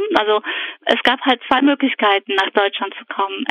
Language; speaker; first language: German; early bilingual, other home language; Polish